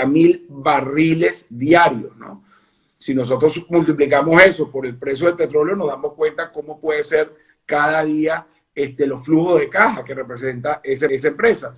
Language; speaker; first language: Spanish; native; Spanish